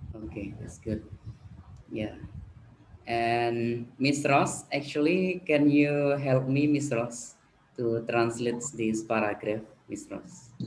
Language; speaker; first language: English; non-native, fluent; Indonesian